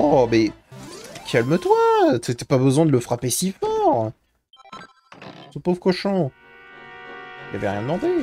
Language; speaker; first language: French; native; French